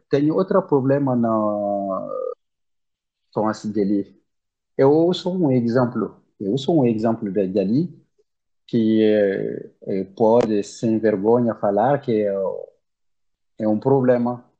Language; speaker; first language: Portuguese; non-native, learner; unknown